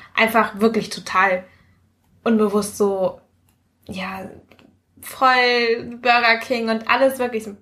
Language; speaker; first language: German; early bilingual, other home language; Spanish